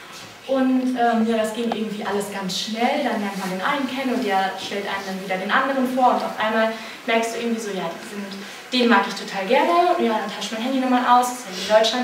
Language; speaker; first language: German; native; German